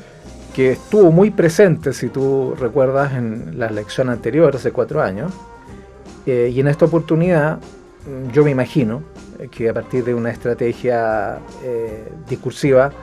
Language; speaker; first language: Spanish; native; Spanish